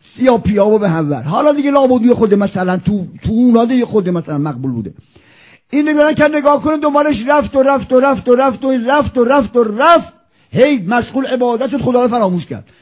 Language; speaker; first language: Persian; native; Persian